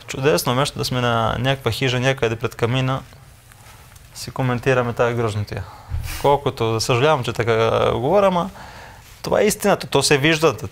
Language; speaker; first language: Bulgarian; non-native, fluent; Greek